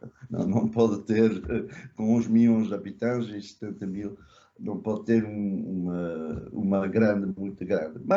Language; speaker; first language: Portuguese; early bilingual, other home language; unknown